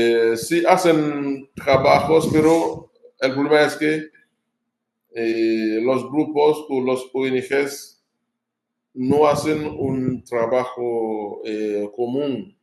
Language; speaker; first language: Spanish; non-native, fluent; Haitian Creole